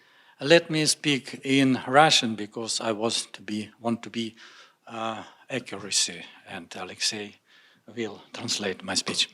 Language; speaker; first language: English; non-native, learner; Russian